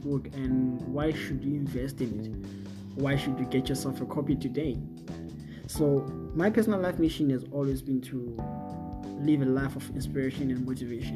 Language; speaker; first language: English; non-native, local second language; North Ndebele